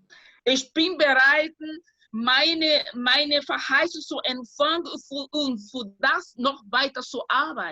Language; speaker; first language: German; non-native, fluent; Portuguese